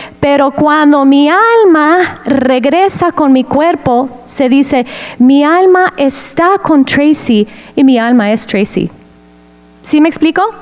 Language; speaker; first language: Spanish; non-native, fluent; English